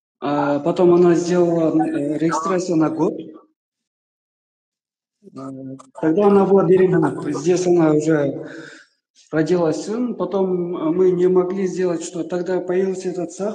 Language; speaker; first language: Russian; non-native, learner; Kyrgyz